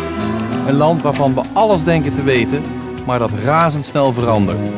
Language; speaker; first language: Dutch; native; Dutch